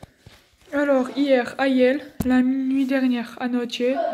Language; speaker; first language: French; native; French